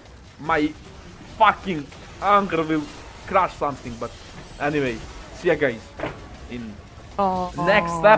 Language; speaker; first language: English; non-native, learner; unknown